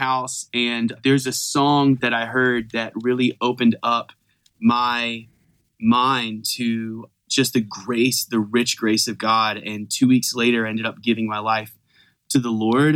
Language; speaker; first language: English; native; English